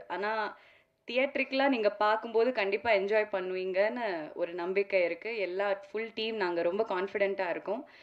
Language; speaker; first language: Tamil; non-native, local second language; Malayalam